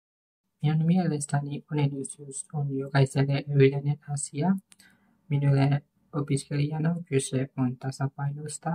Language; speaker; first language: Finnish; non-native, learner; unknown